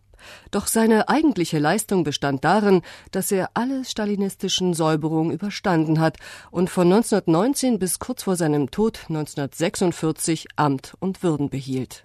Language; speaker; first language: German; native; German